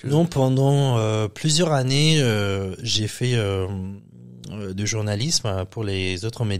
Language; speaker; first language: French; non-native, fluent; Persian